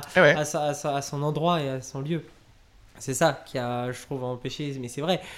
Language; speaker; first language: French; native; French